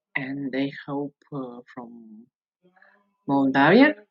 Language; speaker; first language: English; non-native, learner; Italian